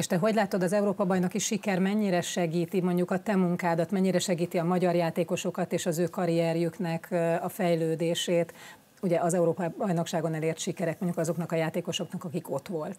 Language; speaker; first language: Hungarian; native; Hungarian